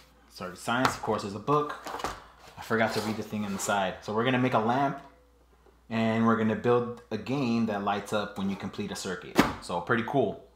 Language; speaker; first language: English; early bilingual, other home language; Spanish